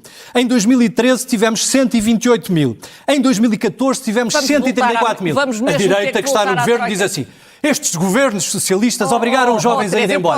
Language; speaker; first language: Portuguese; native; Portuguese